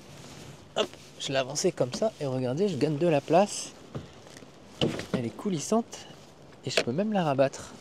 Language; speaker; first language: French; native; French